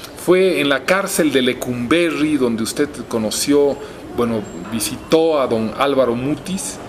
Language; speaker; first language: Spanish; native; Spanish